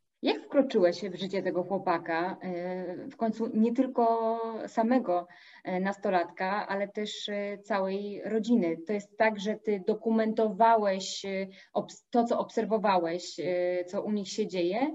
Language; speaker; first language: Polish; native; Polish